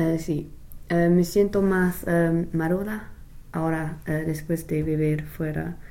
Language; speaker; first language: Spanish; non-native, fluent; English